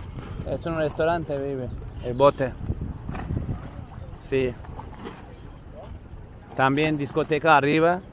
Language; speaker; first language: Spanish; non-native, learner; Turkish